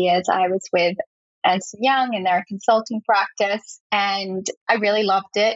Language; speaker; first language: English; native; English